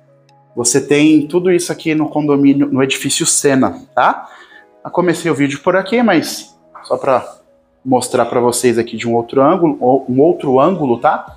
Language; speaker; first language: Portuguese; native; Portuguese